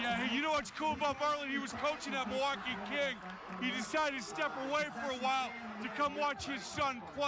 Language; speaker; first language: English; native; English